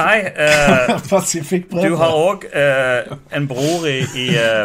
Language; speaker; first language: Norwegian; native; Norwegian